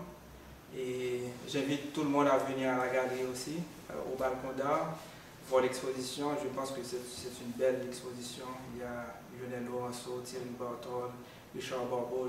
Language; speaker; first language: French; non-native, local second language; Haitian Creole